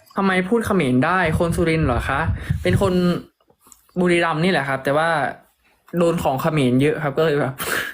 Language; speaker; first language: Thai; native; Thai